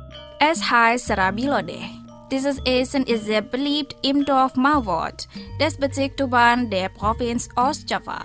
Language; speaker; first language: German; non-native, fluent; Indonesian